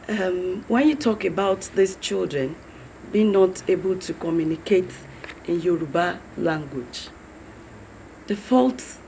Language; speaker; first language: English; non-native, local second language; Yoruba